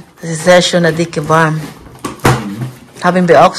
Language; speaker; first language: German; non-native, learner; Cebuano